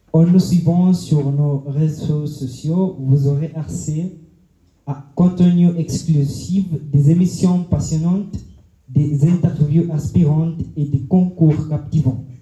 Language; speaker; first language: French; non-native, fluent; Swahili